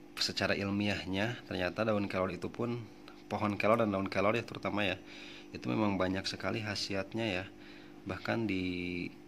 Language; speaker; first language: Indonesian; non-native, local second language; Sundanese